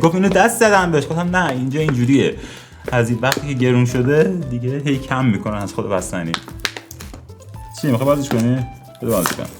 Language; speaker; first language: Persian; native; Persian